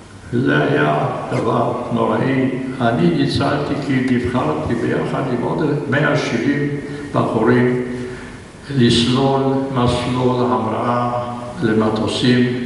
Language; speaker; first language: Hebrew; non-native, fluent; Polish